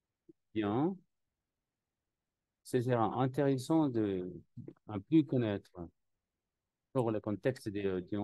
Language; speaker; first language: French; non-native, learner; Spanish